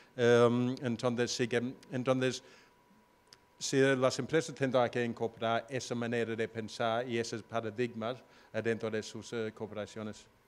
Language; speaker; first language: Spanish; non-native, fluent; English